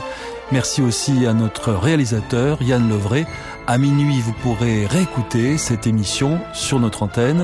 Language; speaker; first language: French; native; French